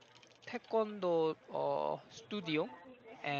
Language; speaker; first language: English; non-native, learner; Korean